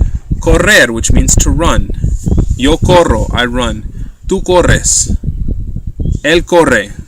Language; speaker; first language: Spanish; non-native, fluent; English